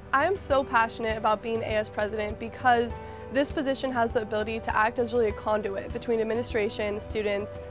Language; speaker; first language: English; native; English